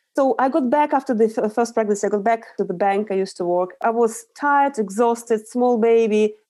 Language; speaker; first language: English; non-native, fluent; Russian